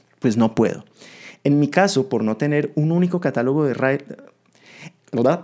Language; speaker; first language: Spanish; native; Spanish